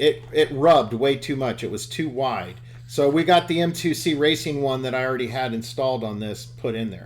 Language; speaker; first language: English; native; English